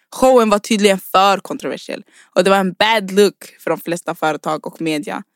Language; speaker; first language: Swedish; early bilingual, other home language; Rundi